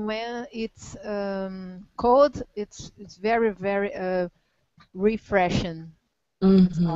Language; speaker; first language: English; non-native, learner; Portuguese